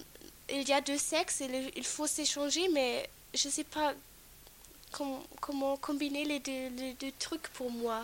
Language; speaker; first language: French; non-native, fluent; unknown